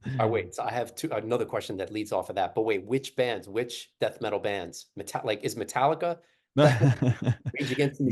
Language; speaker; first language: English; native; English